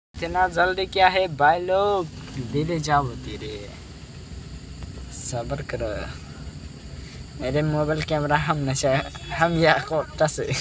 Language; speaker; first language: Hindi; non-native, local second language; Kok Borok